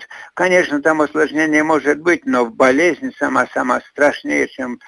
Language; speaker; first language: Russian; non-native, fluent; Latvian